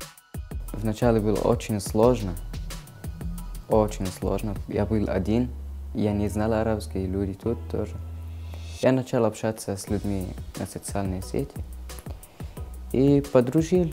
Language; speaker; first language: Russian; non-native, learner; Arabic